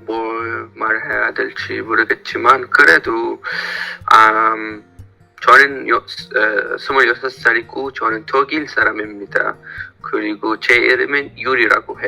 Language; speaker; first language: Korean; non-native, learner; German